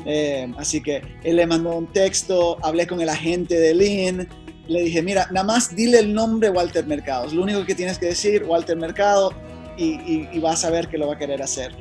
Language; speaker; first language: Spanish; early bilingual, heritage; Spanish